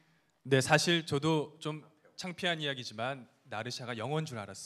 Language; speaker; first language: Korean; native; Korean